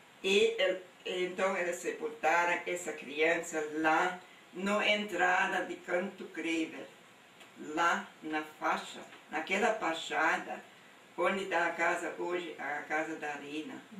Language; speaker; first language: Portuguese; non-native, local second language; German